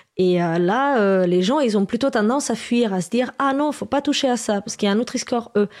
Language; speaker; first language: French; non-native, fluent; Romanian